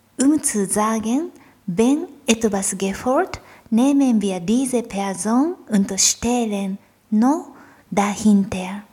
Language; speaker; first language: German; non-native, fluent; Japanese